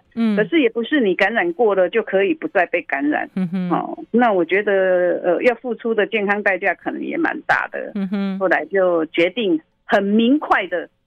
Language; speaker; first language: Chinese; native; Chinese